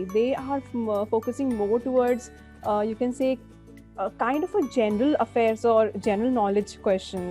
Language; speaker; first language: English; non-native, local second language; Hindi